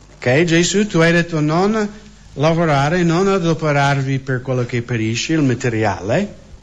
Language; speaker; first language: Italian; non-native, fluent; English